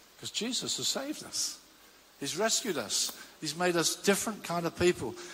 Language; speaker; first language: English; native; English